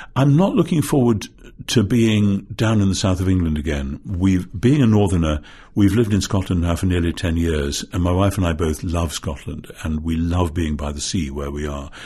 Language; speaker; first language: English; native; English